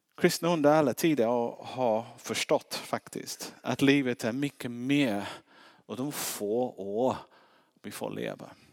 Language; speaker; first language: Swedish; non-native, fluent; English